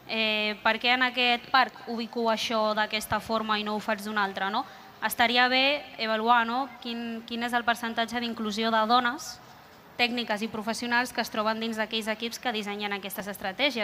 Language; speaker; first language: Catalan; early bilingual, other home language; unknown